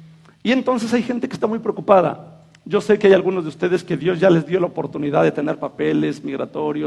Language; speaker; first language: Spanish; native; Spanish